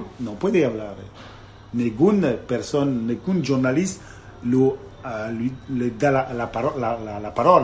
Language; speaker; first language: Spanish; non-native, learner; Italian